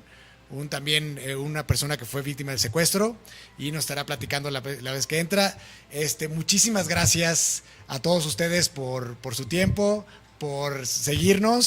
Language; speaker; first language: Spanish; native; Spanish